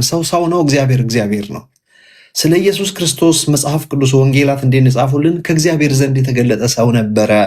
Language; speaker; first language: Amharic; native; Amharic